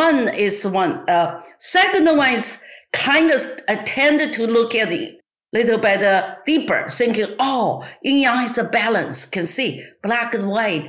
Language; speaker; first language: English; non-native, fluent; Chinese